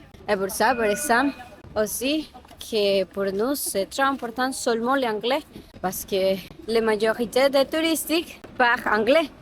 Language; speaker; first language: French; non-native, learner; Spanish